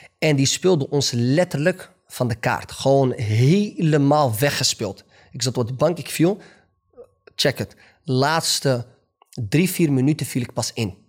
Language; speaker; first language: Dutch; early bilingual, other home language; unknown